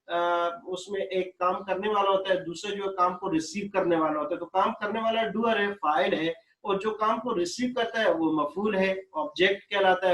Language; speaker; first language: Urdu; native; Urdu